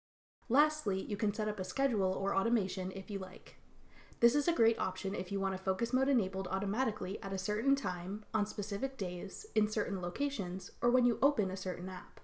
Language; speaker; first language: English; native; English